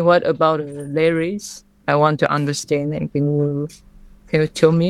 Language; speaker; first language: English; non-native, learner; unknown